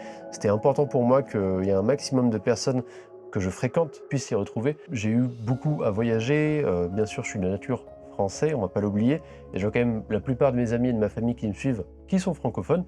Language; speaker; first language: French; native; French